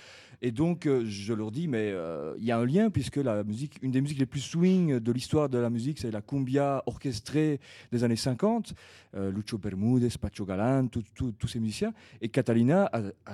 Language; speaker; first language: French; native; French